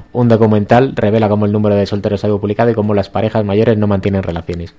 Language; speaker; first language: Spanish; native; Spanish